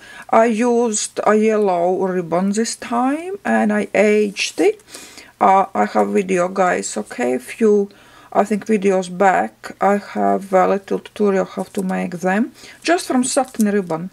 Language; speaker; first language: English; non-native, fluent; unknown